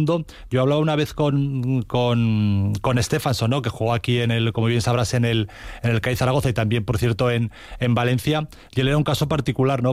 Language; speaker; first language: Spanish; native; Spanish